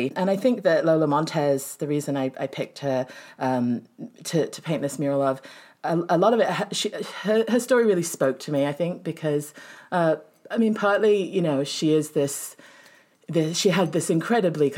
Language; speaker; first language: English; native; English